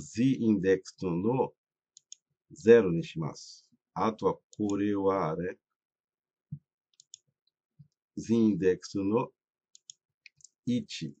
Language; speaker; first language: Japanese; non-native, fluent; Portuguese